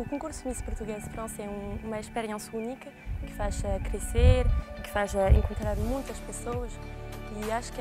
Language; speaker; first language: Portuguese; early bilingual, heritage; French